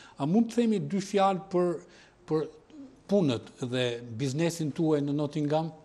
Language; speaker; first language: Albanian; native; Albanian